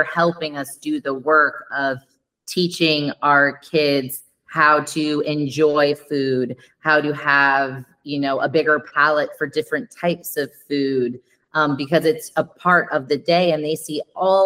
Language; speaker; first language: English; native; English